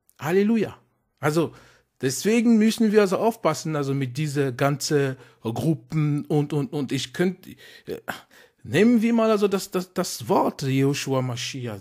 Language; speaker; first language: German; non-native, fluent; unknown